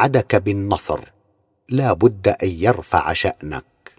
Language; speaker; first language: Arabic; native; Arabic